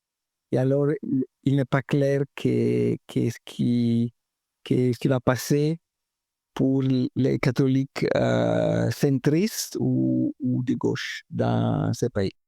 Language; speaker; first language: French; non-native, fluent; Italian